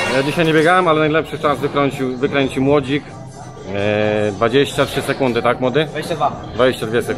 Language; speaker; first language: Polish; native; Polish